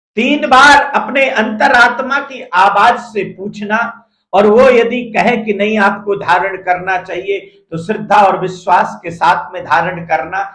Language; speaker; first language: Hindi; native; Hindi